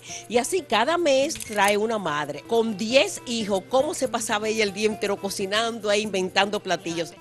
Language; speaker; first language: Spanish; native; Spanish